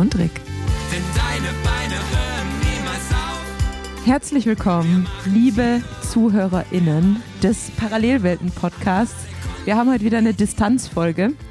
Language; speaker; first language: German; native; German